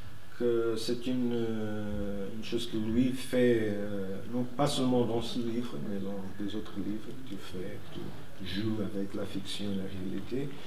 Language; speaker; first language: French; non-native, fluent; Portuguese